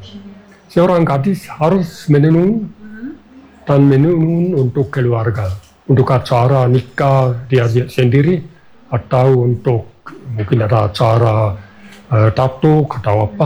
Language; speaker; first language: Indonesian; non-native, fluent; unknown